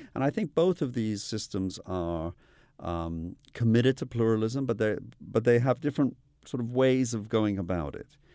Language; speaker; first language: English; native; English